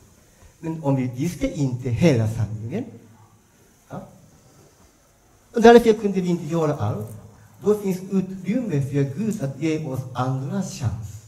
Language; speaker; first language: Swedish; non-native, fluent; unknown